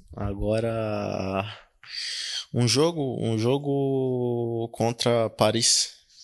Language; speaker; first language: Portuguese; native; Portuguese